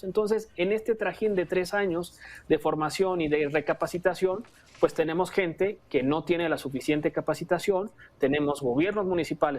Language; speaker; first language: Spanish; native; Spanish